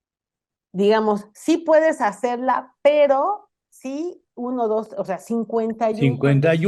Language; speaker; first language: Spanish; native; Spanish